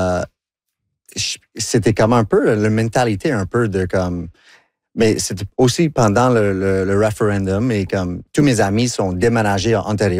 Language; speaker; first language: French; non-native, local second language; English